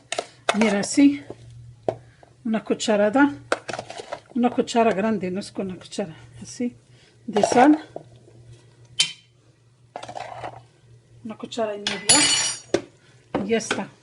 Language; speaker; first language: Spanish; non-native, learner; Arabic